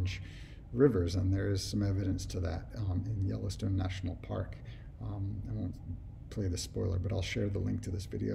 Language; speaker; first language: English; native; English